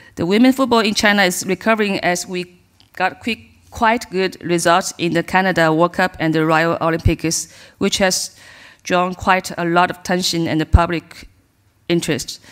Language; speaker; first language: English; non-native, learner; Chinese